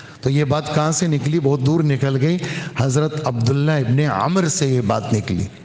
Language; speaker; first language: Urdu; native; Urdu